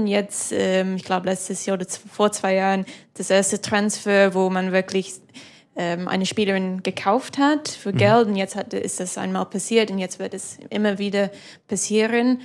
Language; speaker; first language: German; non-native, fluent; English